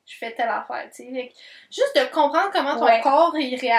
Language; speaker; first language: French; native; French